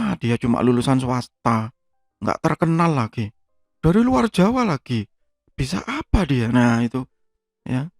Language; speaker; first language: Indonesian; native; Indonesian